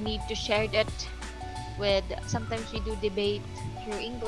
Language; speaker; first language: English; non-native, local second language; Filipino